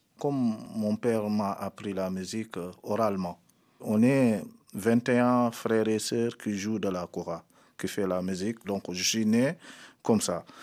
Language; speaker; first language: French; non-native, local second language; Mandingo